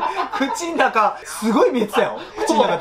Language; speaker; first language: Japanese; native; Japanese